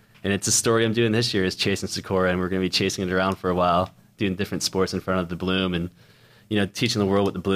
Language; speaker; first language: English; native; English